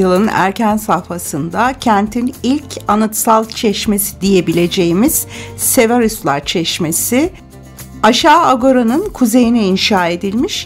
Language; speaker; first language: Turkish; native; Turkish